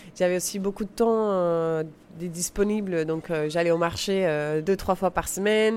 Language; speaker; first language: French; non-native, fluent; Spanish